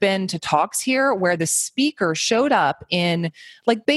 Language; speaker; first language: English; native; English